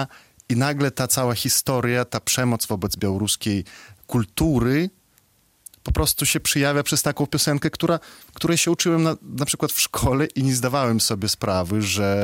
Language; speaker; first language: Polish; non-native, fluent; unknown